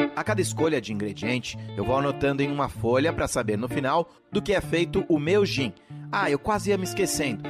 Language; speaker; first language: Portuguese; native; Portuguese